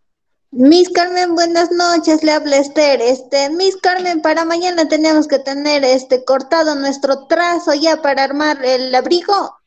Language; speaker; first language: Spanish; native; Spanish